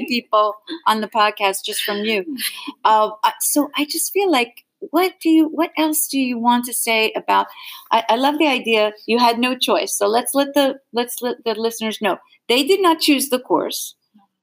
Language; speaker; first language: English; native; English